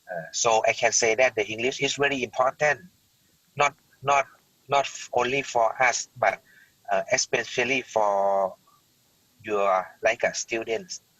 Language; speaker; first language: English; non-native, learner; Thai